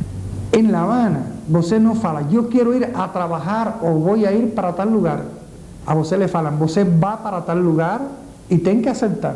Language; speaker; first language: Portuguese; non-native, learner; Spanish